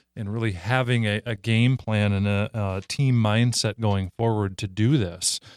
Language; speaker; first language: English; native; English